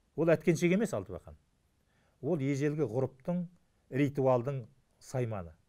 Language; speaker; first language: Kazakh; native; Kazakh